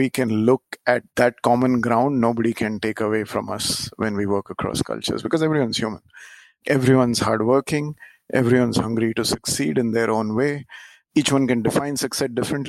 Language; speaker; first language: English; non-native, local second language; Marathi